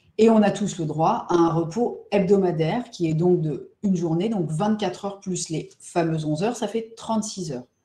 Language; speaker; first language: French; native; French